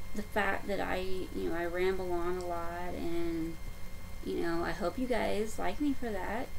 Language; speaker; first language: English; native; English